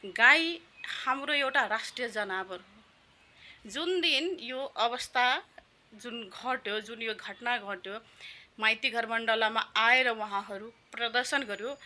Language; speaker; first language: Nepali; non-native, local second language; Maithili